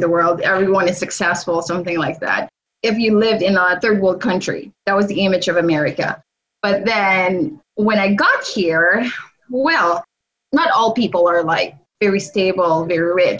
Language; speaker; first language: English; non-native, local second language; Hiligaynon